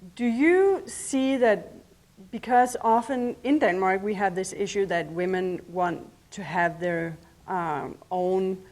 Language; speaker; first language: English; non-native, fluent; Danish